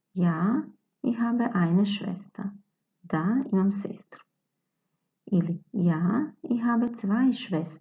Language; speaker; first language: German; non-native, fluent; Croatian